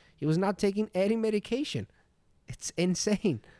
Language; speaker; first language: English; non-native, fluent; Greek